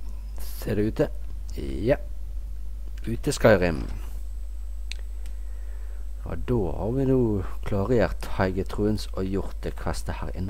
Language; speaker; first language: Norwegian; native; Norwegian